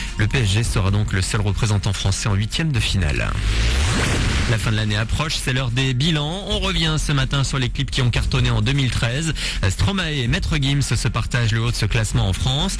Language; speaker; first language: French; native; French